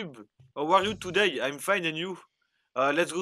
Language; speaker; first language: English; non-native, learner; French